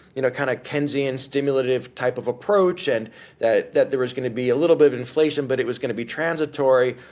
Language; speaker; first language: English; native; English